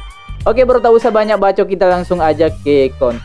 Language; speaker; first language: Indonesian; native; Indonesian